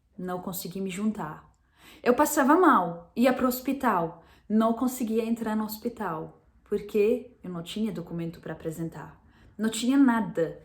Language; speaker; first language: Portuguese; non-native, fluent; Arabic